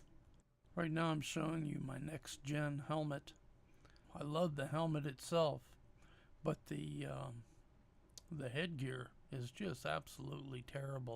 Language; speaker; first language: English; native; English